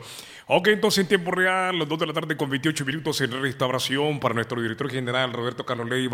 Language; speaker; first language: Spanish; native; Spanish